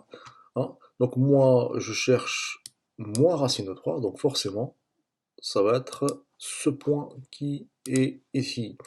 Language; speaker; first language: French; native; French